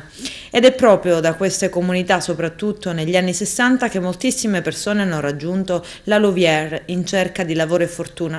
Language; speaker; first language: Italian; native; Italian